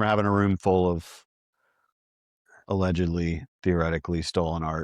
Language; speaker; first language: English; native; English